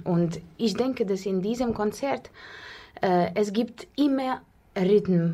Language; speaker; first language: German; non-native, learner; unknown